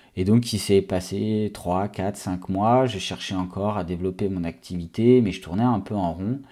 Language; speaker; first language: French; native; French